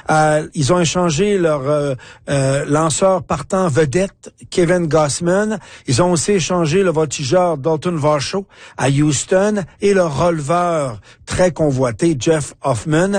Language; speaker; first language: French; native; French